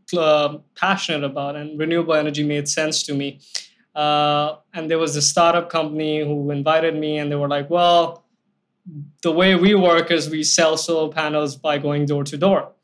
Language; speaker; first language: English; non-native, local second language; Hindi